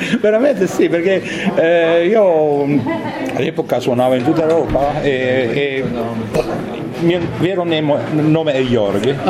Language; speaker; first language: Italian; non-native, fluent; German